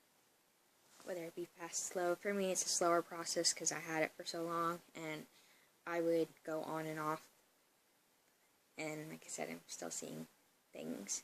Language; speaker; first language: English; native; English